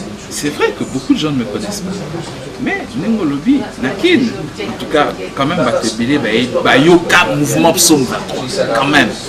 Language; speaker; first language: French; non-native, local second language; Lingala